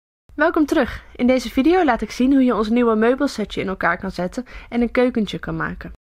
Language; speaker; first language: Dutch; native; Dutch